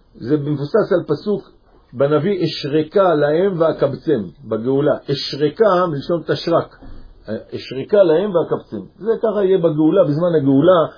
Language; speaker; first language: Hebrew; native; Hebrew